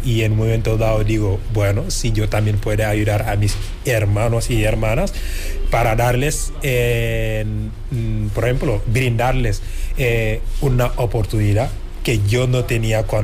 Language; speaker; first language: Spanish; non-native, fluent; Wolof